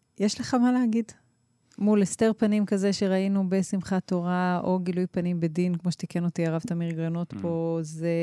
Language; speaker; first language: Hebrew; native; Hebrew